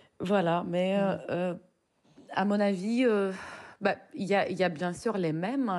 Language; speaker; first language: French; non-native, fluent; Russian